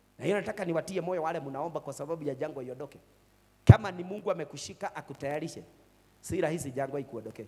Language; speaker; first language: Swahili; non-native, local second language; Kikuyu